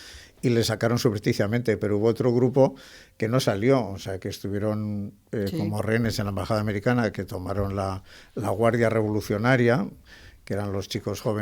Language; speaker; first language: Spanish; native; Spanish